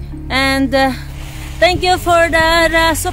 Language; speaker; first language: English; non-native, learner; Filipino